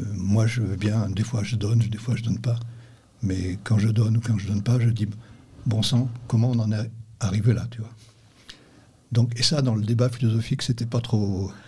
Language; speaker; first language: French; native; French